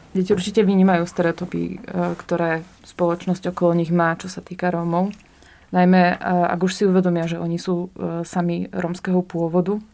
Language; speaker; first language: Slovak; native; Slovak